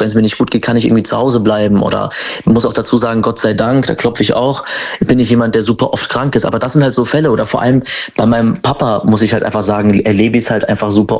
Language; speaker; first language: German; native; German